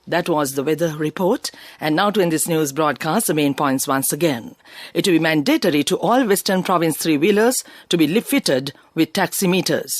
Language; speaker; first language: English; non-native, local second language; Sinhala